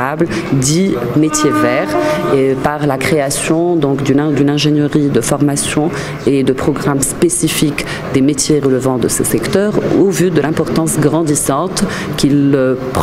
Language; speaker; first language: French; non-native, local second language; Arabic